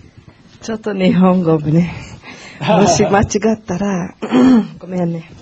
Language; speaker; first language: Japanese; non-native, learner; Portuguese